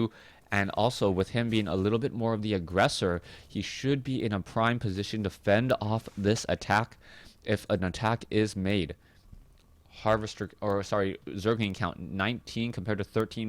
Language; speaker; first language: English; native; English